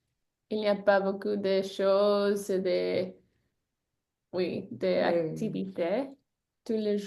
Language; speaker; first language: French; non-native, learner; English